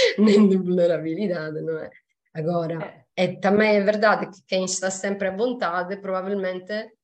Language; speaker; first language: Portuguese; non-native, fluent; Italian